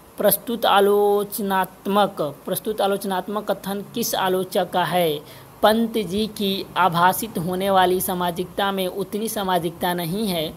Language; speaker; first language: Hindi; native; Hindi